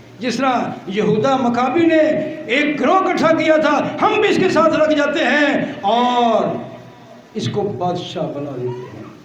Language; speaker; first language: Urdu; non-native, local second language; Punjabi